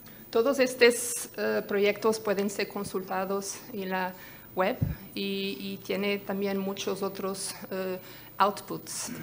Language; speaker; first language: Spanish; non-native, fluent; Portuguese